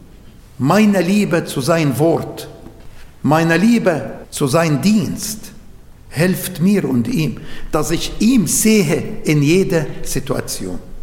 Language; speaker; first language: German; non-native, learner; Arabic